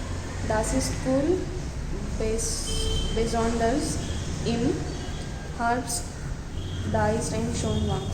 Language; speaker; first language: German; non-native, learner; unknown